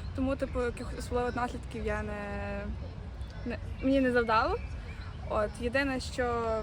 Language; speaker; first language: Ukrainian; native; Ukrainian